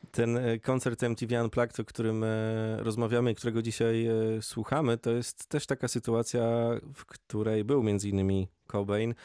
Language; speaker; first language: Polish; native; Polish